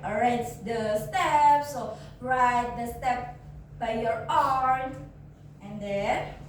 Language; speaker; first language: English; non-native, learner; Indonesian